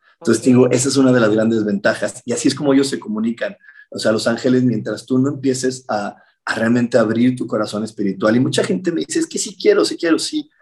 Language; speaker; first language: Spanish; native; Spanish